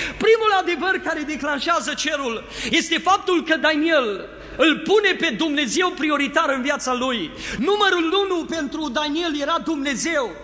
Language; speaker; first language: Romanian; native; Romanian